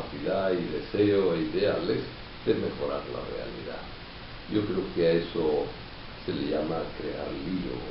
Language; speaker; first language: Spanish; native; Spanish